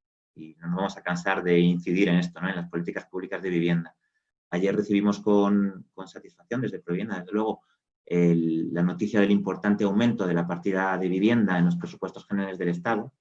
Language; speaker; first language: Spanish; native; Spanish